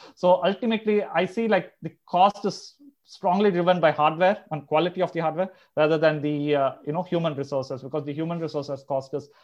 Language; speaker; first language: English; non-native, local second language; Telugu